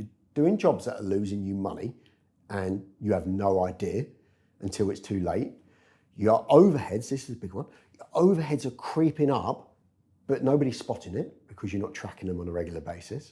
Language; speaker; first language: English; native; English